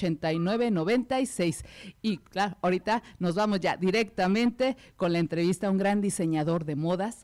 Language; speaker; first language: Spanish; native; Spanish